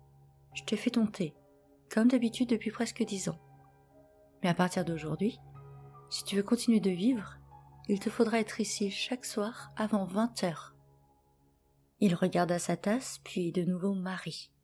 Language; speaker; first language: French; native; French